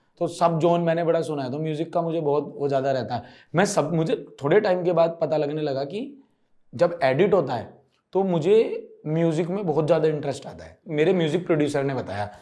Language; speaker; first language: Hindi; native; Hindi